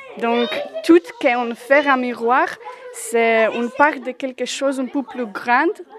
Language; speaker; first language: French; non-native, learner; Polish